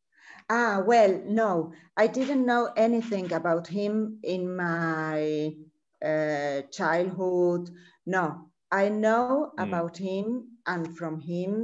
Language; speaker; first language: English; non-native, learner; Spanish